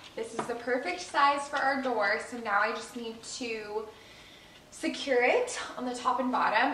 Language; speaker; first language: English; native; English